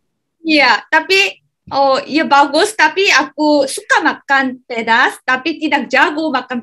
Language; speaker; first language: Indonesian; non-native, learner; Korean